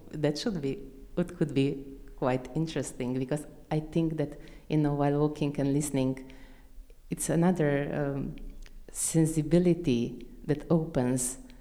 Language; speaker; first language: English; non-native, fluent; Slovenian